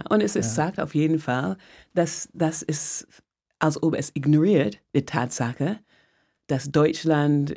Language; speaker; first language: German; non-native, fluent; English